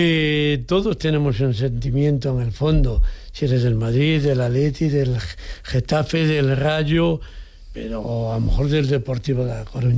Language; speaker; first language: Spanish; native; Spanish